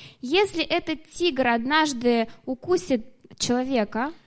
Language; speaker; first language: Russian; native; Russian